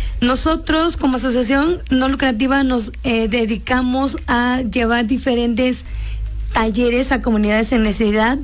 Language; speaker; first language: Spanish; native; Spanish